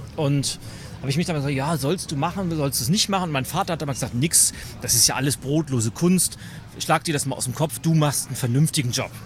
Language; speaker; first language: German; native; German